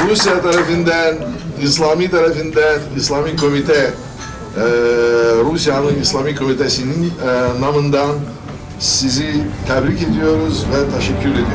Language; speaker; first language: Turkish; non-native, fluent; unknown